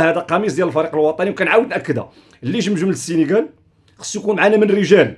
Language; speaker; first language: Arabic; native; Arabic